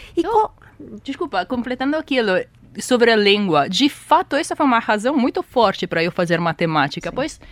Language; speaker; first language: Portuguese; non-native, fluent; Italian